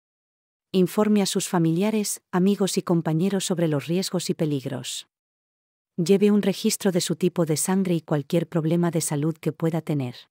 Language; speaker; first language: Spanish; native; Spanish